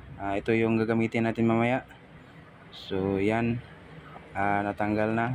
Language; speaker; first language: Filipino; non-native, local second language; Cebuano